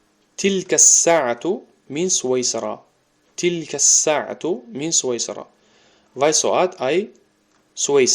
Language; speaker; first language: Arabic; non-native, fluent; Tajik